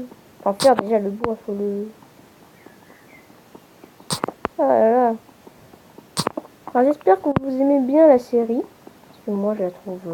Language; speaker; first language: French; native; French